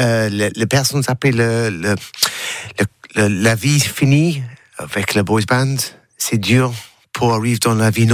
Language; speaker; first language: French; non-native, learner; English